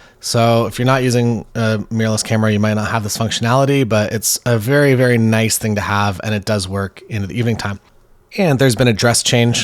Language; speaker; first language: English; native; English